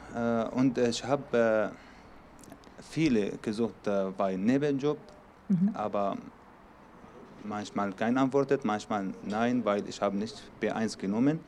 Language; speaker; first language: German; non-native, learner; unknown